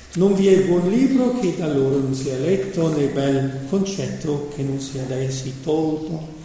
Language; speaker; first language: Italian; non-native, fluent; English